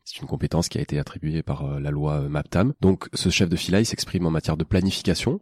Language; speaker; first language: French; native; French